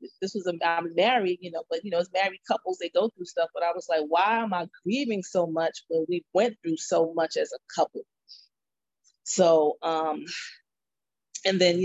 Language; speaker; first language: English; native; English